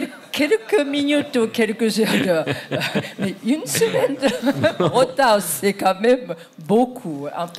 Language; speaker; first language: French; non-native, fluent; Japanese